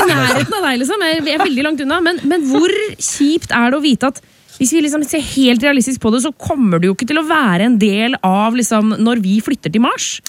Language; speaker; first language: Norwegian; native; Norwegian